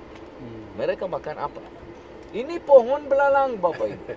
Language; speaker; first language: Indonesian; non-native, learner; Hebrew